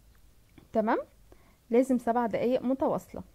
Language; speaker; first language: Arabic; native; Arabic